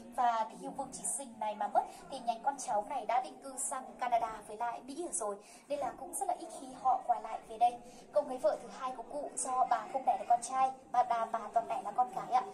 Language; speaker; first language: Vietnamese; non-native, local second language; Hmong